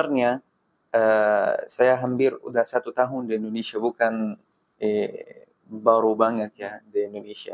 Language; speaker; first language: Indonesian; non-native, fluent; Arabic